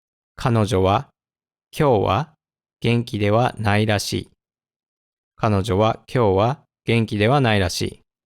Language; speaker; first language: Japanese; non-native, fluent; English